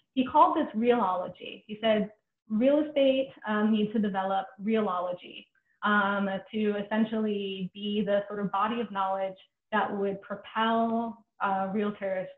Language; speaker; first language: English; native; English